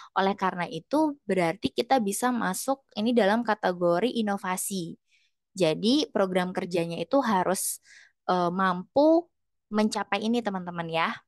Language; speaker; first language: Indonesian; native; Indonesian